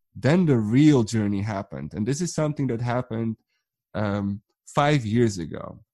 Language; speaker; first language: English; non-native, fluent; Dutch